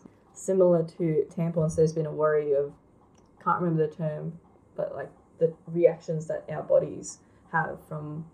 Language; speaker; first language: English; non-native, local second language; Filipino